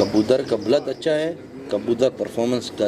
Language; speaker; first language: Hindi; non-native, learner; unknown